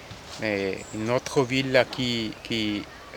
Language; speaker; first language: French; non-native, fluent; Korean